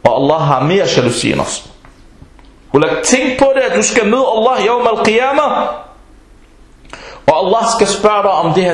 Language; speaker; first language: Danish; early bilingual, other home language; Arabic